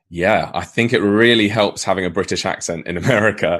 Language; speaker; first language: English; native; English